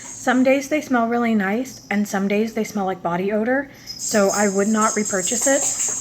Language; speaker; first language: English; native; English